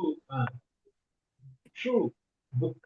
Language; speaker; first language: Chinese; non-native, fluent; Tamil